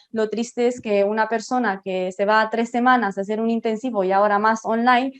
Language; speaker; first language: Spanish; non-native, fluent; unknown